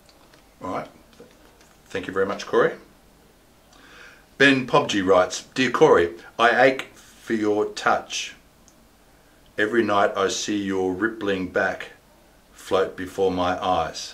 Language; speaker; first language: English; native; English